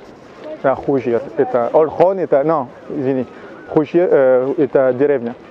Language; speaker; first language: Russian; non-native, learner; French